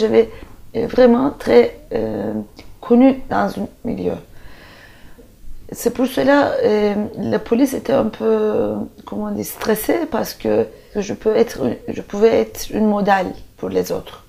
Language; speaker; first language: French; non-native, fluent; Turkish